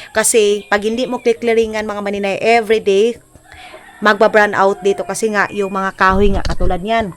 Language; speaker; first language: Filipino; non-native, local second language; Cebuano